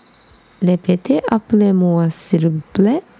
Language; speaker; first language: French; non-native, learner; Japanese